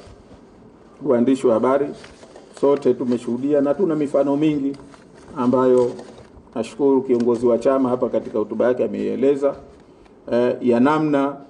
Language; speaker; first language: Swahili; native; Swahili